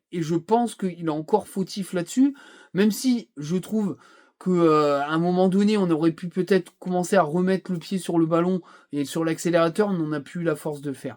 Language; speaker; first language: French; native; French